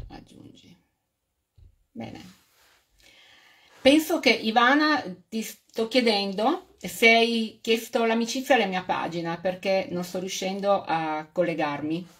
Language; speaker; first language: Italian; native; Italian